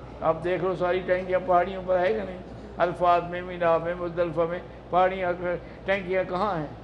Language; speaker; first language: Urdu; early bilingual, heritage; Urdu